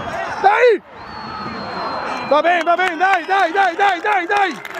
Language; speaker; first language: Italian; native; Italian